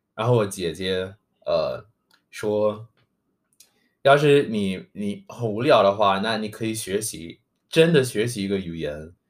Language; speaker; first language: Chinese; non-native, fluent; English